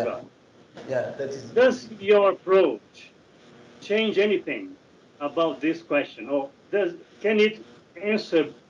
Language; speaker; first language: English; non-native, learner; Portuguese